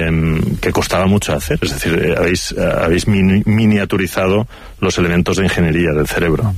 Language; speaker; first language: Spanish; native; Spanish